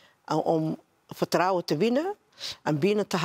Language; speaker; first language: Dutch; non-native, learner; Somali